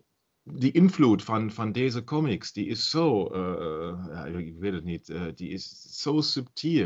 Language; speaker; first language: Dutch; non-native, learner; German